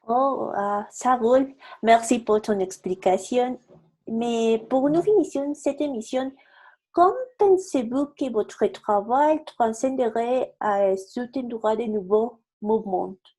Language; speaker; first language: French; non-native, learner; Spanish